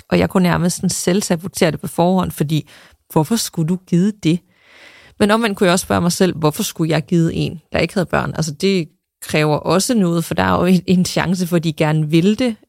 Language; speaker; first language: Danish; native; Danish